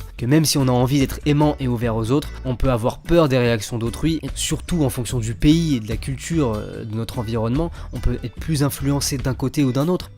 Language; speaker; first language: French; native; French